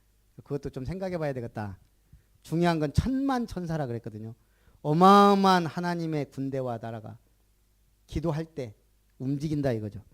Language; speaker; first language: Korean; native; Korean